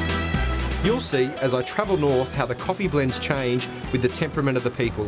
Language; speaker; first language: English; native; English